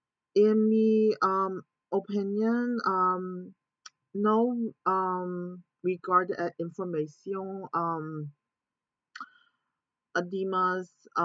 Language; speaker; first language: Spanish; non-native, learner; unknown